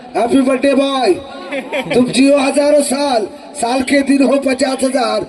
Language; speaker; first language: Hindi; non-native, local second language; Marathi